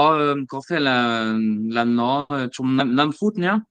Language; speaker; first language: Vietnamese; non-native, learner; French